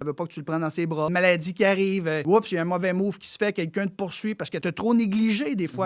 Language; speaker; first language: French; native; French